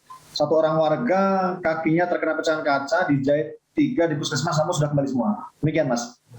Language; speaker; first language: Indonesian; native; Indonesian